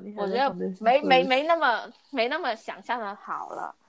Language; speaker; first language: Chinese; non-native, local second language; Cantonese